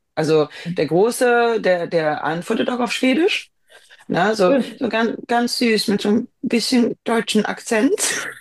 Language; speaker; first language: German; non-native, fluent; Swedish